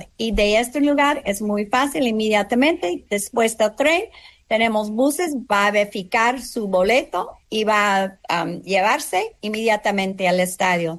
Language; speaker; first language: Spanish; non-native, fluent; English